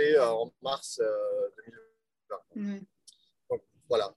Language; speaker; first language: French; native; French